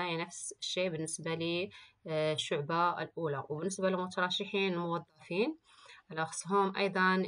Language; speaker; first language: Arabic; native; Arabic